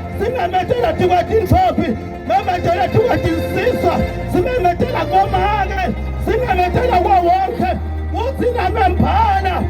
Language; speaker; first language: Zulu; non-native, local second language; Swati